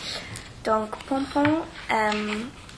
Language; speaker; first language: French; non-native, learner; English